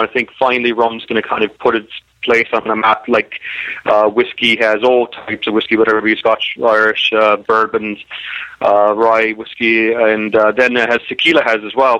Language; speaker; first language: English; native; English